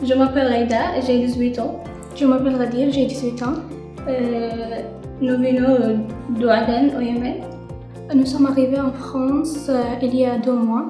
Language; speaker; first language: French; non-native, learner; Arabic